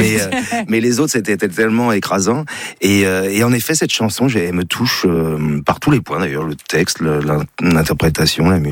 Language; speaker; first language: French; native; French